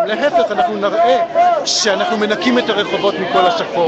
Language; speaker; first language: Hebrew; native; Hebrew